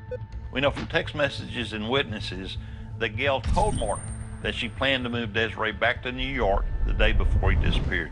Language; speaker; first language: English; native; English